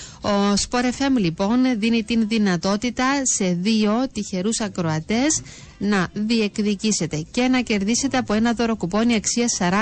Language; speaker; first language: Greek; native; Greek